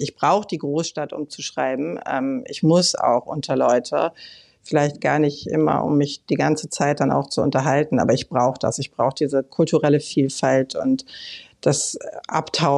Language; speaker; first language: German; native; German